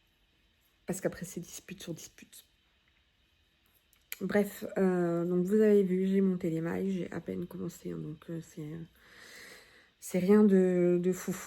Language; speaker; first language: French; native; French